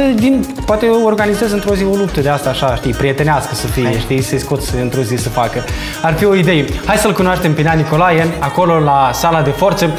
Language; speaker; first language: Romanian; native; Romanian